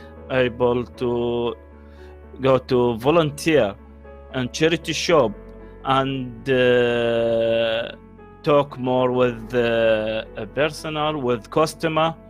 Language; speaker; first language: English; non-native, learner; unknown